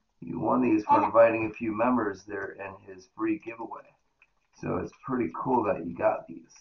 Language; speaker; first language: English; native; English